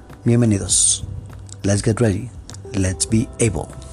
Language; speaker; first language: English; non-native, fluent; Spanish